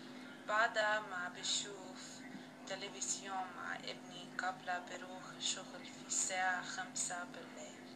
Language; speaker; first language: Arabic; non-native, learner; English